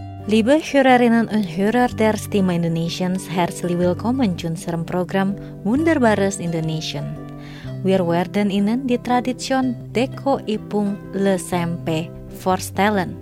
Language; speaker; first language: German; non-native, fluent; Indonesian